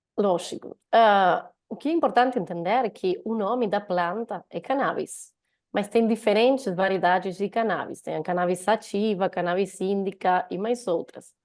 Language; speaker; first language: Portuguese; non-native, fluent; Spanish